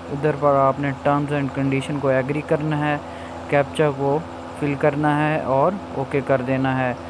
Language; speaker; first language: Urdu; non-native, local second language; Punjabi